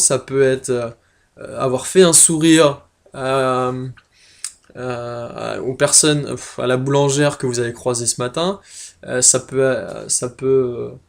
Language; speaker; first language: French; native; French